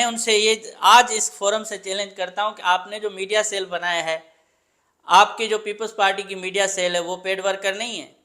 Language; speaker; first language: Urdu; non-native, local second language; Sindhi